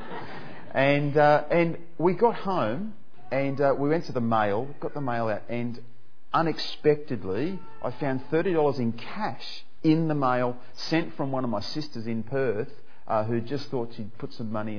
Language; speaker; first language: English; native; English